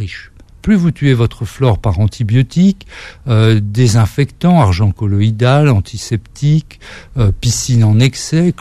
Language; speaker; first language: French; native; French